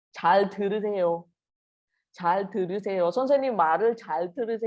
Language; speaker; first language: Korean; non-native, fluent; Malay